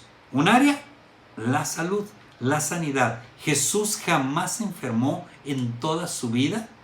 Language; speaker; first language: Spanish; native; Spanish